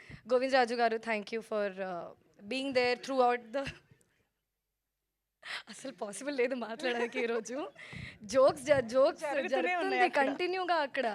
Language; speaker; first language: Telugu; non-native, fluent; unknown